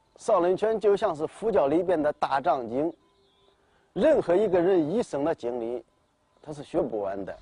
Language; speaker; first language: Chinese; native; Chinese